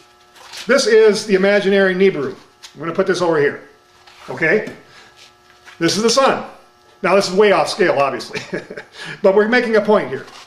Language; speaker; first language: English; native; English